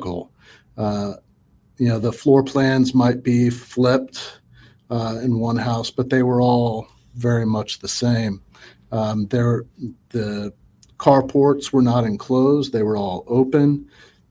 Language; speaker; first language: English; native; English